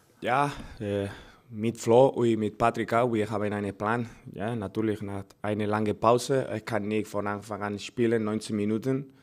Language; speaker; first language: German; non-native, learner; Spanish